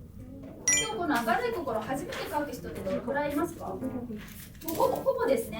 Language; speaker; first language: Japanese; native; Japanese